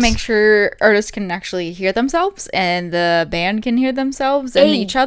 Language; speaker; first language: English; native; English